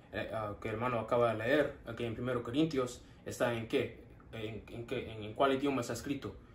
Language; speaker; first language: Spanish; non-native, learner; English